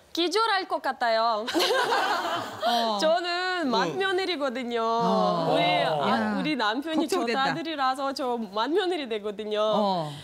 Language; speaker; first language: Korean; non-native, fluent; Russian